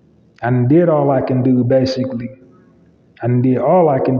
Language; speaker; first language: English; native; English